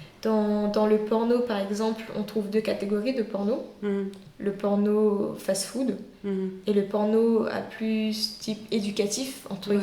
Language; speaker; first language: French; native; French